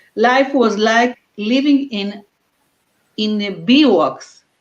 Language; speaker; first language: English; non-native, fluent; Hebrew